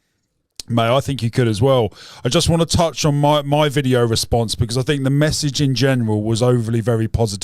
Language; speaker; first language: English; native; English